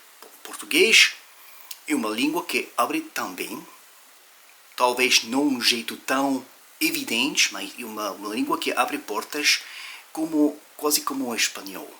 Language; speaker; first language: Portuguese; non-native, fluent; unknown